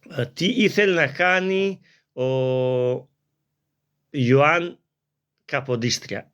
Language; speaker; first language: Greek; non-native, learner; Albanian